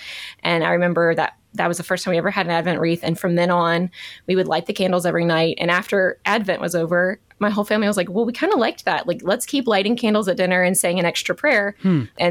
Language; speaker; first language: English; native; English